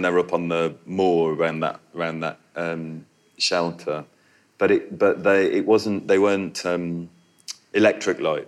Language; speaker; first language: English; native; English